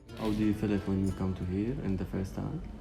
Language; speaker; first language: English; non-native, learner; Arabic